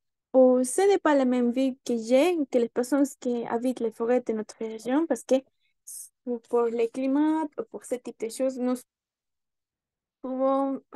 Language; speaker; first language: French; non-native, learner; Spanish